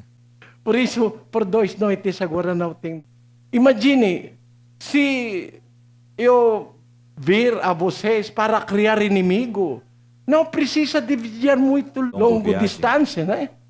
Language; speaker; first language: Portuguese; non-native, learner; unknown